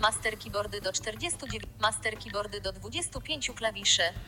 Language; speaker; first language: Polish; native; Polish